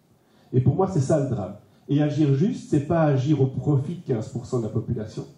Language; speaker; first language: French; native; French